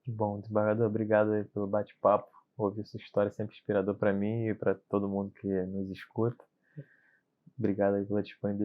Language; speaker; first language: Portuguese; native; Portuguese